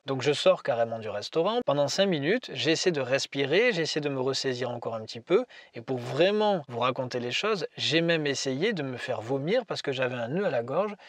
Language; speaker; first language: French; native; French